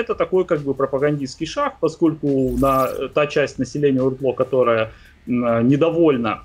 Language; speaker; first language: Russian; native; Russian